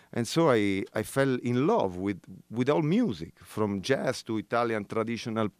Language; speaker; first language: English; non-native, fluent; Italian